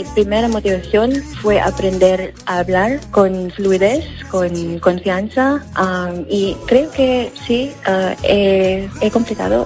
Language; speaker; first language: Spanish; non-native, fluent; Filipino